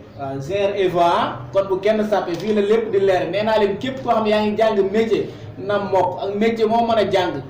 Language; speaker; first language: Wolof; native; Wolof